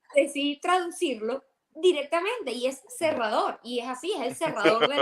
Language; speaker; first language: Spanish; native; Spanish